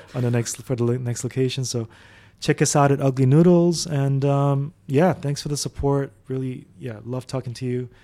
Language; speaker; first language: English; early bilingual, other home language; Arabic